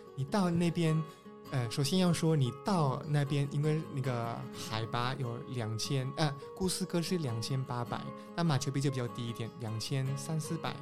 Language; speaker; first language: Chinese; non-native, fluent; Spanish